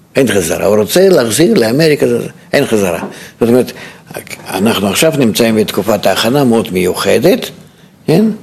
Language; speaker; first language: Hebrew; non-native, fluent; Russian